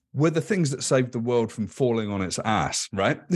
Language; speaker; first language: English; native; English